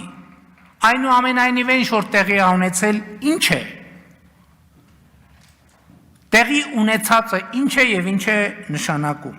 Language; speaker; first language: Armenian; native; Armenian